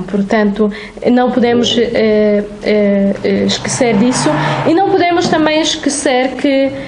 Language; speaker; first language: Portuguese; non-native, fluent; Arabic